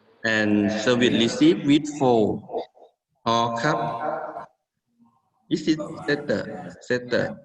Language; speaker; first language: English; non-native, learner; Thai